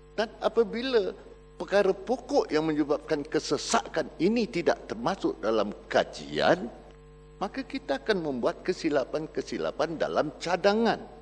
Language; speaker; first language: Malay; native; Malay